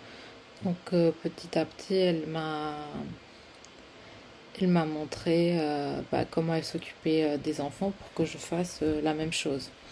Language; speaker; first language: French; non-native, fluent; Spanish